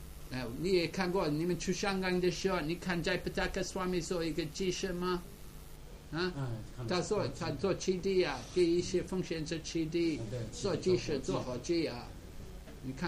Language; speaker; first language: Chinese; non-native, fluent; English